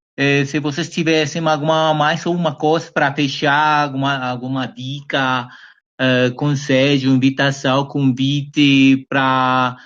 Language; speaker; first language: Portuguese; non-native, fluent; Spanish